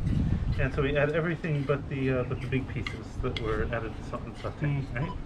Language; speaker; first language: English; native; English